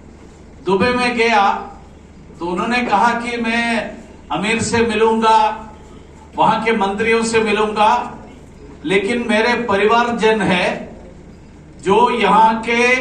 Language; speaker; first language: Hindi; non-native, local second language; Malayalam